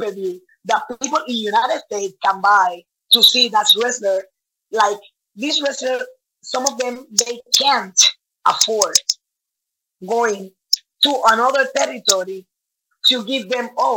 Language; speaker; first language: English; non-native, learner; Spanish